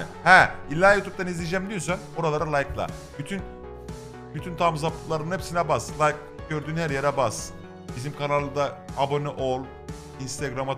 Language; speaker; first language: Turkish; native; Turkish